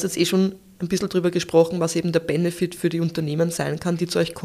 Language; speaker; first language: German; native; German